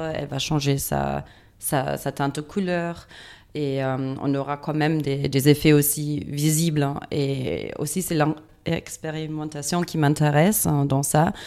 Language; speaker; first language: French; non-native, fluent; German